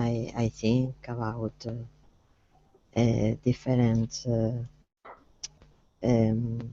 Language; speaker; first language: English; non-native, learner; Spanish